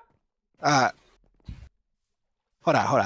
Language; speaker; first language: Japanese; non-native, learner; English